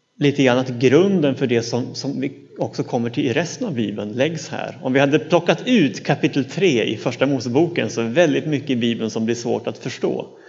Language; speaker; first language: Swedish; native; Swedish